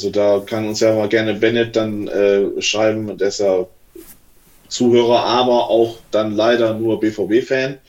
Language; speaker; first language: German; native; German